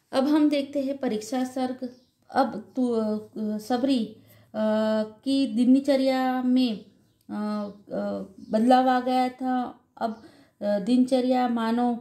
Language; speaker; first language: Hindi; non-native, local second language; Gujarati